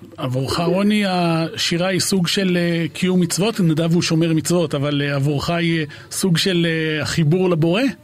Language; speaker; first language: Hebrew; native; Hebrew